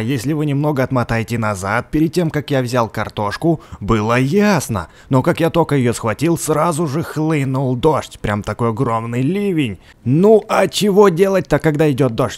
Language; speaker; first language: Russian; native; Russian